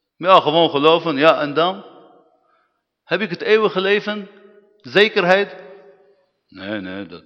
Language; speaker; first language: Dutch; non-native, fluent; Arabic